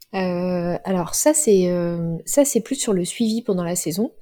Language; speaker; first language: French; native; French